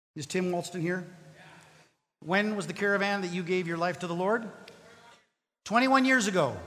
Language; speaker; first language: English; non-native, fluent; Spanish